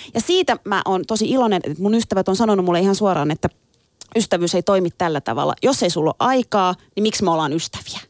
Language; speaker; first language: Finnish; early bilingual, other home language; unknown